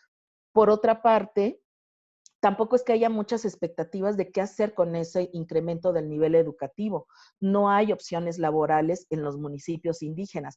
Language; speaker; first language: Spanish; native; Spanish